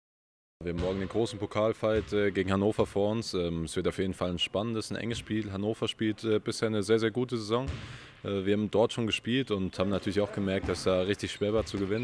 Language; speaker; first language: German; native; German